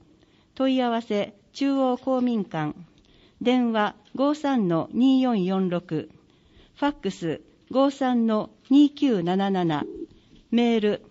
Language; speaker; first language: Japanese; native; Japanese